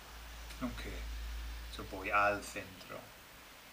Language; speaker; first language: Spanish; non-native, learner; English